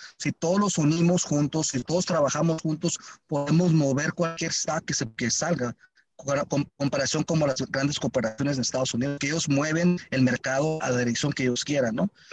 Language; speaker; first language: Spanish; early bilingual, heritage; Spanish